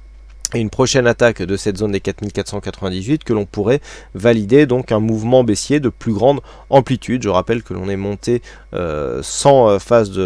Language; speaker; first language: French; native; French